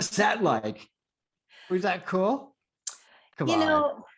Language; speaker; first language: English; native; English